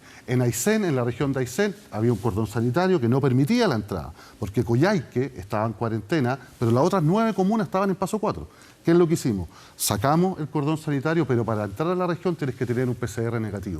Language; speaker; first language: Spanish; native; Spanish